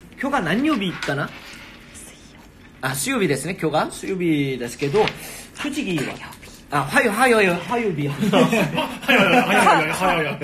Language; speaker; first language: Japanese; non-native, learner; Korean